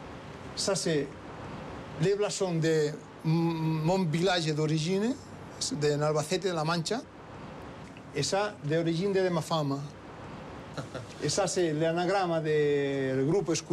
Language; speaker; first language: French; non-native, learner; Spanish